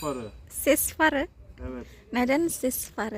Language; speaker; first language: Turkish; non-native, learner; Indonesian